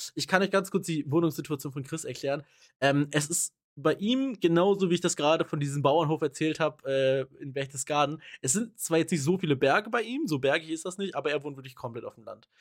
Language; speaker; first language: German; native; German